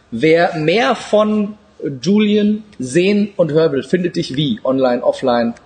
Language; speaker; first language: German; native; German